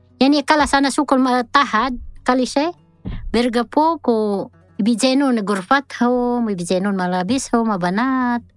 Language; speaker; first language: Arabic; non-native, learner; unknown